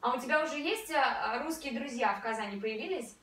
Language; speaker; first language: Russian; native; Russian